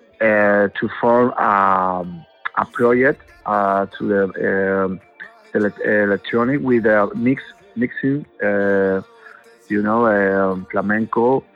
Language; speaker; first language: English; non-native, learner; Spanish